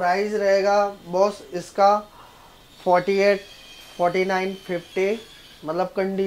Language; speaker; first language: Hindi; native; Hindi